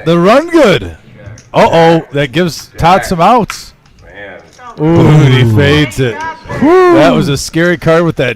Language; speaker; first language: English; native; English